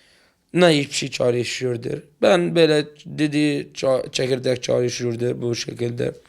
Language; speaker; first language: Turkish; non-native, learner; Arabic